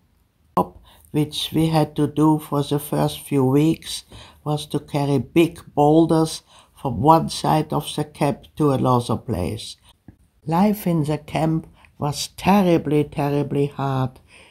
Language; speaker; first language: English; early bilingual, other home language; German